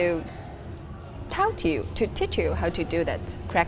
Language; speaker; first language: English; non-native, learner; Chinese